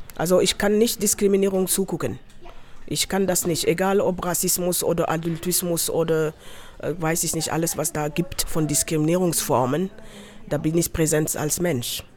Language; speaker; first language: German; non-native, fluent; Wolof